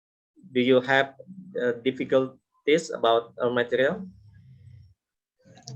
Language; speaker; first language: English; non-native, local second language; Indonesian